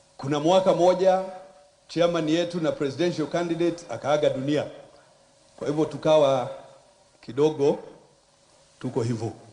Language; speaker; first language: Swahili; non-native, local second language; Kikuyu